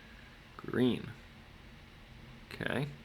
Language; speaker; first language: English; native; English